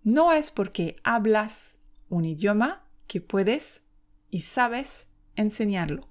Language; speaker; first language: Spanish; non-native, fluent; French